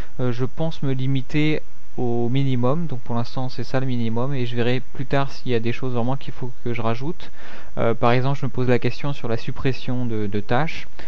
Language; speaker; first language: French; native; French